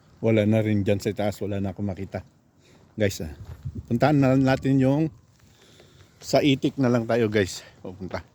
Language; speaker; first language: Filipino; non-native, local second language; Iloko